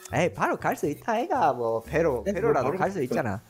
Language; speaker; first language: Korean; non-native, fluent; Spanish